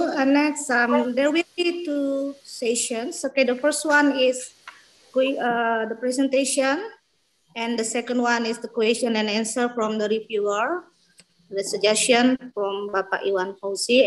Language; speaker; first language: English; non-native, fluent; Indonesian